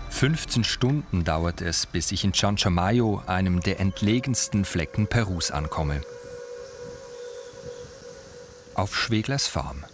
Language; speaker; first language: German; native; German